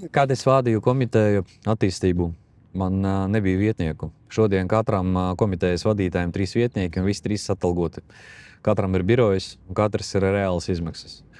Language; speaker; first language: Latvian; non-native, local second language; Russian